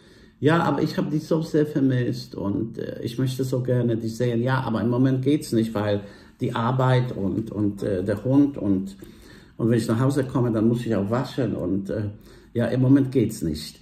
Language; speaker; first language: German; non-native, fluent; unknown